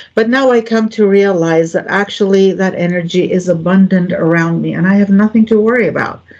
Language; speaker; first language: English; non-native, fluent; Greek